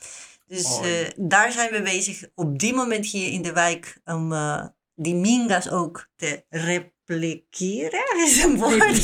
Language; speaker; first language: Dutch; non-native, learner; Spanish